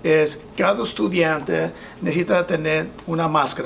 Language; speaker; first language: Spanish; non-native, fluent; English